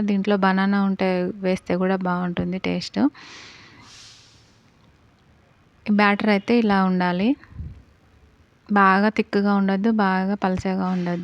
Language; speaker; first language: Telugu; native; Telugu